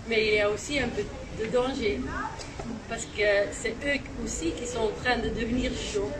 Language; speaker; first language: French; non-native, fluent; Dutch